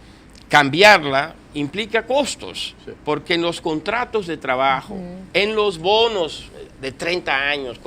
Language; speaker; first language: Spanish; native; Spanish